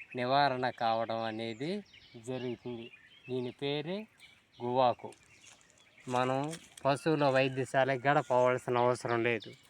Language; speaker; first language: Telugu; non-native, local second language; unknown